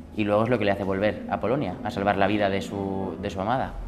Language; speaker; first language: Spanish; native; Spanish